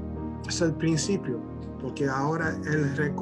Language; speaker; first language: Spanish; early bilingual, heritage; Spanish